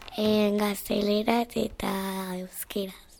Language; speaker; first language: Basque; non-native, local second language; Spanish